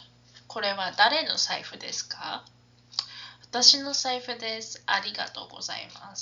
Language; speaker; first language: Japanese; non-native, fluent; English